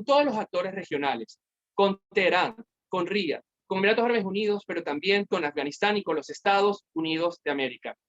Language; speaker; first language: Spanish; native; Spanish